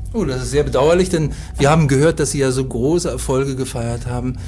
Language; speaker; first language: German; native; German